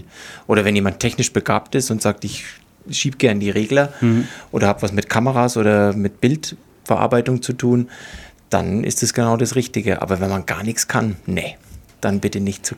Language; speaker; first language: German; native; German